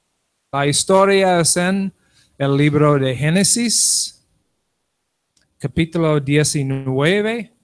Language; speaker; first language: Spanish; non-native, learner; English